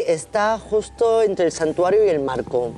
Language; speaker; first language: Spanish; native; Spanish